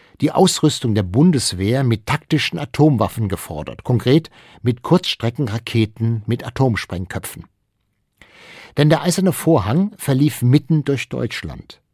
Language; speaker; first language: German; native; German